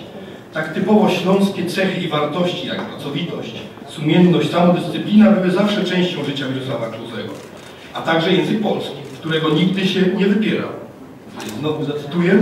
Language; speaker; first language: Polish; native; Polish